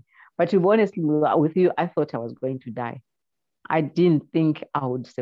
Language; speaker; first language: English; non-native, local second language; Shona